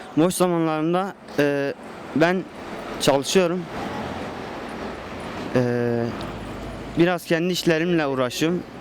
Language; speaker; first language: Turkish; native; Turkish